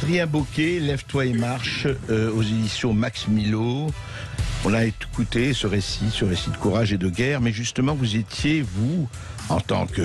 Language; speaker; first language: French; native; French